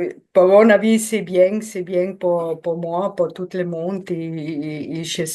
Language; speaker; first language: French; non-native, learner; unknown